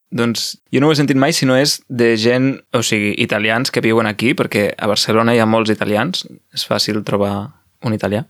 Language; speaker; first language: Catalan; native; Catalan